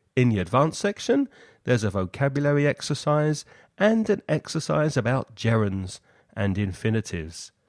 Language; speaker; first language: English; native; English